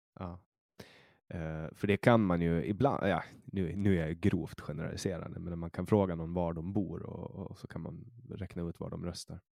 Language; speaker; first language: Swedish; native; Swedish